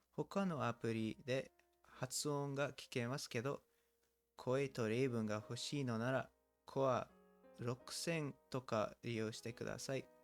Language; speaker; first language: Japanese; non-native, learner; English